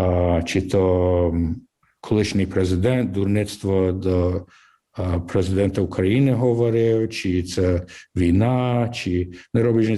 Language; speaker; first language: Ukrainian; early bilingual, heritage; English